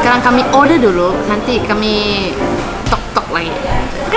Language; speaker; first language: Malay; non-native, local second language; Chinese